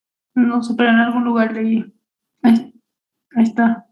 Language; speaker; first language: Spanish; native; Spanish